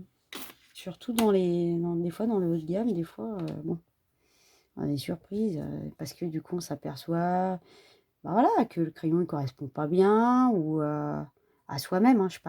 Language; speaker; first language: French; native; French